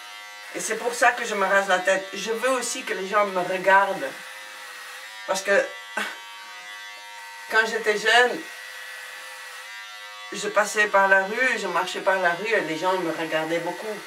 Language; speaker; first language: French; non-native, fluent; Spanish